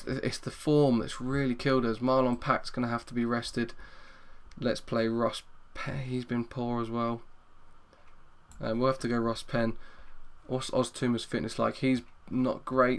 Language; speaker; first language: English; native; English